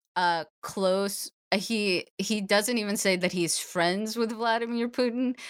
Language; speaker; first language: English; early bilingual, other home language; Russian